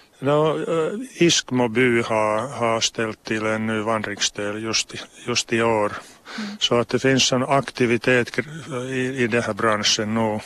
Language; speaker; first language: Swedish; non-native, local second language; Finnish